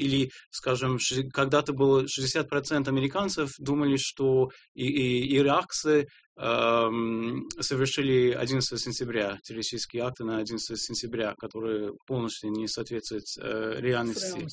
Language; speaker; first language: Russian; non-native, fluent; English